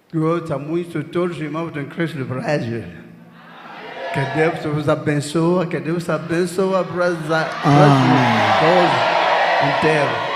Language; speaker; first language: Portuguese; non-native, learner; Lingala